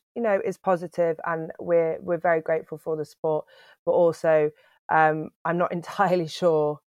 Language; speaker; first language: English; native; English